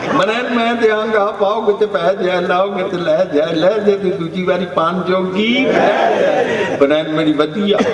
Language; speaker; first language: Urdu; non-native, local second language; Punjabi